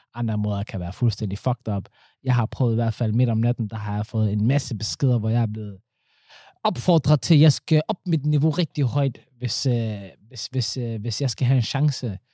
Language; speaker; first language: Danish; early bilingual, other home language; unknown